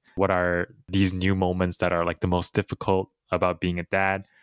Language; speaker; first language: English; early bilingual, other home language; Chinese